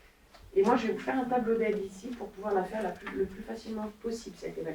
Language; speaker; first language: French; native; French